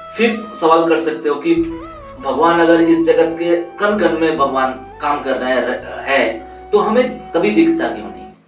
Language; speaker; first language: Hindi; non-native, local second language; Bangla